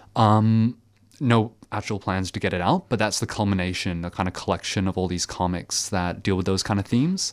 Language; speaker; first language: English; early bilingual, other home language; French